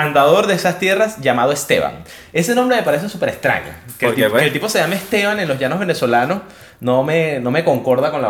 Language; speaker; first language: Spanish; native; Spanish